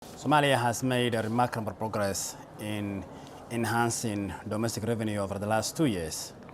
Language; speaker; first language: English; non-native, local second language; Somali